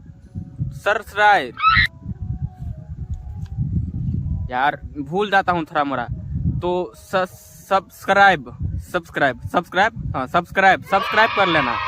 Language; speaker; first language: Hindi; non-native, local second language; Maithili